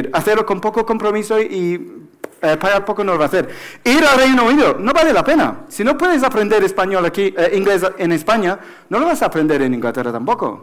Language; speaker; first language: Spanish; non-native, fluent; English